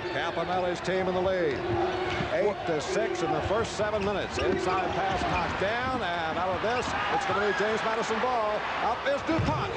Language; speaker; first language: English; native; English